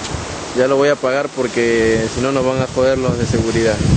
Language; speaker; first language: Spanish; native; Spanish